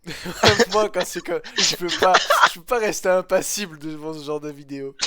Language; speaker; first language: French; native; French